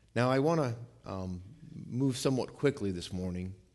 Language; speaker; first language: English; native; English